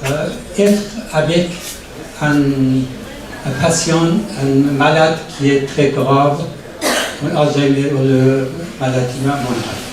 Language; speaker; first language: French; non-native, learner; Persian